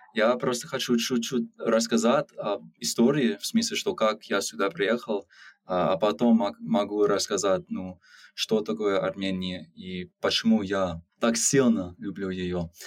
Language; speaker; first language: Russian; non-native, learner; English